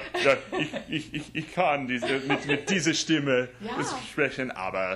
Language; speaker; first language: German; non-native, learner; English